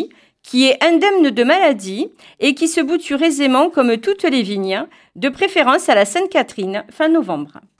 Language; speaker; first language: French; native; French